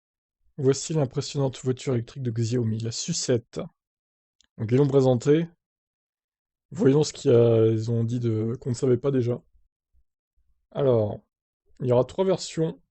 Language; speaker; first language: French; native; French